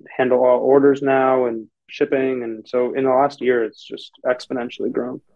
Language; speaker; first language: English; native; English